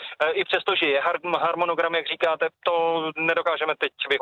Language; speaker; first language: Czech; native; Czech